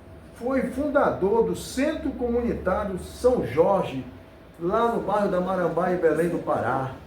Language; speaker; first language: Portuguese; native; Portuguese